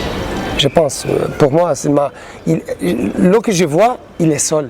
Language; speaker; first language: French; non-native, learner; Portuguese